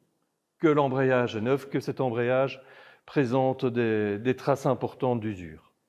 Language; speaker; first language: French; native; French